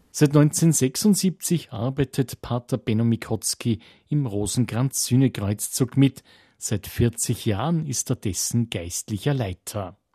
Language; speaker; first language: German; native; German